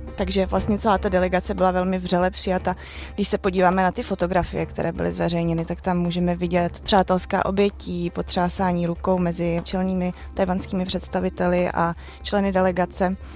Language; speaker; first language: Czech; native; Czech